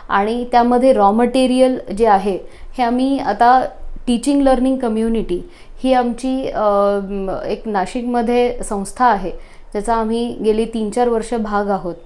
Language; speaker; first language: Marathi; native; Marathi